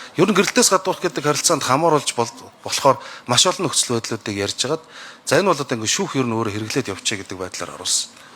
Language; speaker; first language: Mongolian; native; Mongolian